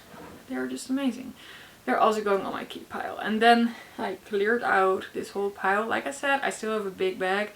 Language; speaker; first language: English; non-native, fluent; Dutch